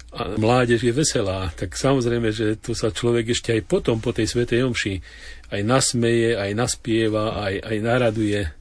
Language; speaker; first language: Slovak; native; Slovak